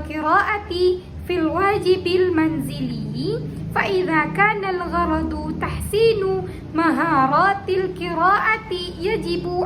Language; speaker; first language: Arabic; non-native, learner; Indonesian